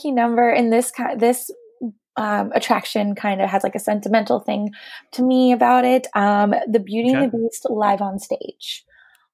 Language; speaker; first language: English; native; English